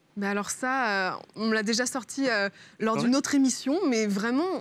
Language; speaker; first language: French; native; French